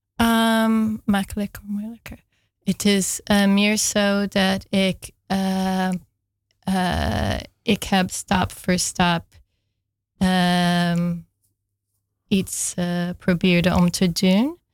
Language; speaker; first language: Dutch; non-native, fluent; English